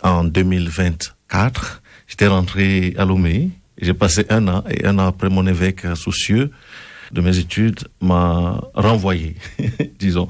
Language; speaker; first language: French; non-native, local second language; Ewe